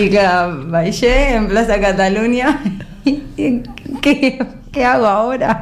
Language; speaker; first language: Catalan; non-native, learner; Spanish